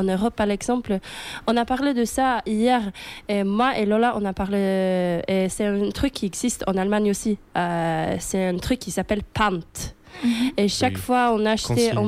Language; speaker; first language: French; non-native, learner; Swedish